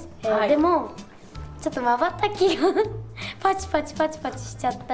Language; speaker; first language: Japanese; native; Japanese